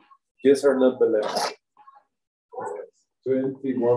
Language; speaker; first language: English; non-native, fluent; Spanish